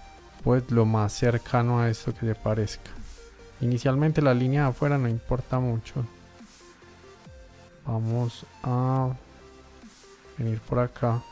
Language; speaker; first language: Spanish; native; Spanish